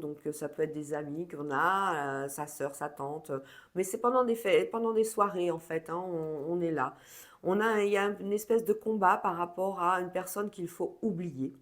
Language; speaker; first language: French; native; French